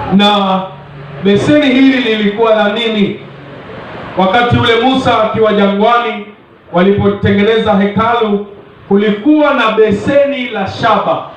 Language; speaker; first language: Swahili; non-native, local second language; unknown